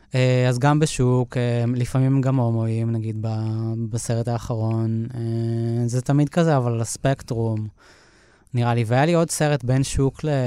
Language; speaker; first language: Hebrew; native; Hebrew